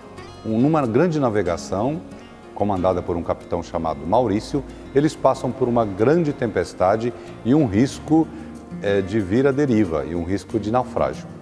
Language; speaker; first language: Portuguese; native; Portuguese